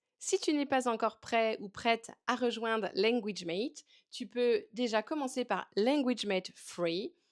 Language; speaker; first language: French; native; French